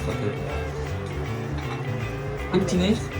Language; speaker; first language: German; non-native, learner; Japanese